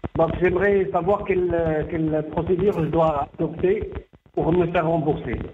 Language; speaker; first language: French; non-native, local second language; Arabic